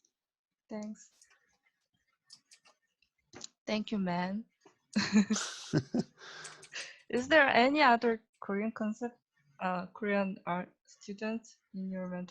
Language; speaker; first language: English; non-native, learner; Korean